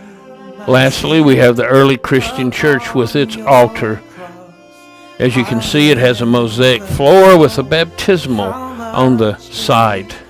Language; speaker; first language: English; native; English